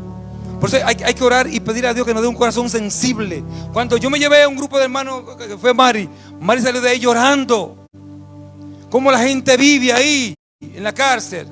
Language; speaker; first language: Spanish; native; Spanish